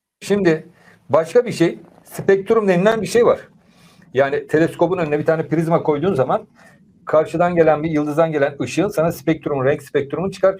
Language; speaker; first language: Turkish; native; Turkish